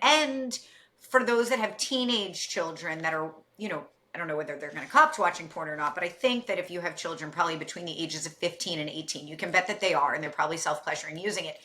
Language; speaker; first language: English; native; English